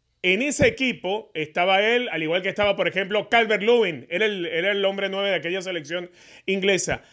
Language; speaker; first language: Spanish; native; Spanish